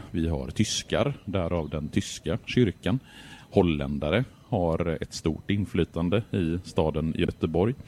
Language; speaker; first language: Swedish; native; Swedish